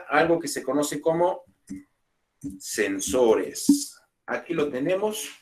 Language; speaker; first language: Spanish; native; Spanish